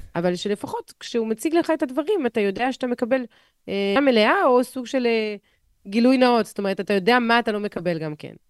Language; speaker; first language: Hebrew; non-native, fluent; French